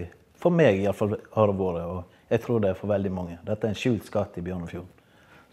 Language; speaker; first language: Norwegian; native; Norwegian